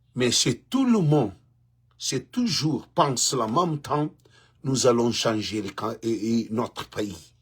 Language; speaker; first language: French; non-native, learner; Portuguese